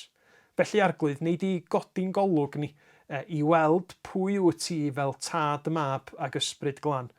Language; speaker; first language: Welsh; native; Welsh